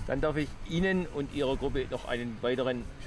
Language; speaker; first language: German; native; German